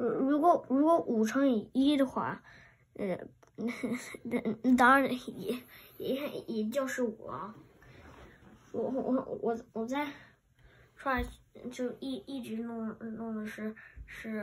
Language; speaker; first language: Chinese; early bilingual, heritage; Chinese